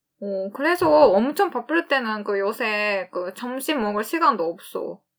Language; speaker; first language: Korean; non-native, fluent; Japanese